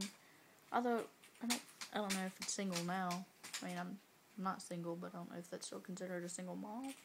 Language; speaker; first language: English; native; English